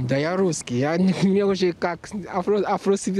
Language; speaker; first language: Russian; non-native, fluent; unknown